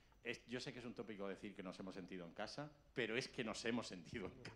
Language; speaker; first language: Spanish; native; Spanish